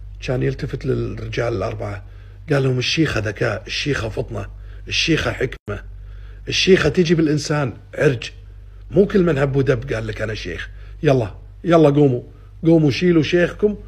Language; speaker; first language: Arabic; native; Arabic